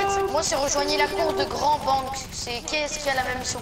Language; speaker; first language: French; native; French